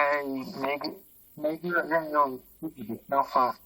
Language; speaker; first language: Chinese; non-native, learner; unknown